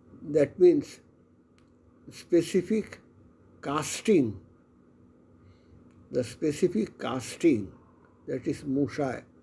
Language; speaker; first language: English; non-native, local second language; Bangla